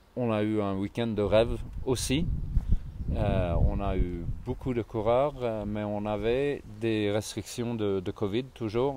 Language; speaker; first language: French; non-native, fluent; Swedish